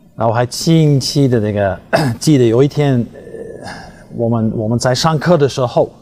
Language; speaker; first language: Chinese; non-native, fluent; Dutch